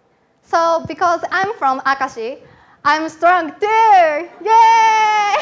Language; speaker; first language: English; non-native, learner; Japanese